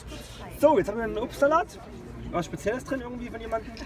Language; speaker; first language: German; native; German